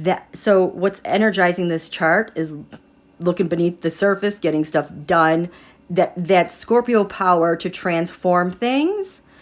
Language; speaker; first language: English; native; English